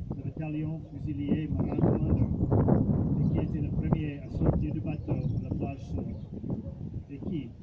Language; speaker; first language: French; non-native, fluent; English